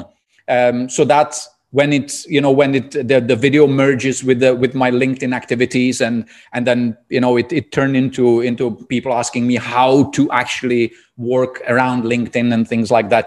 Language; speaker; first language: English; non-native, fluent; Czech